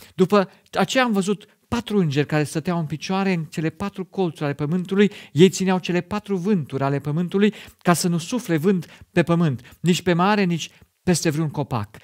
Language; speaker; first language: Romanian; non-native, fluent; German